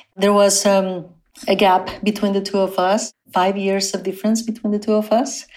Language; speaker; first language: English; non-native, fluent; Spanish